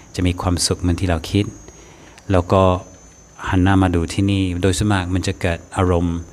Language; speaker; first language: Thai; non-native, fluent; English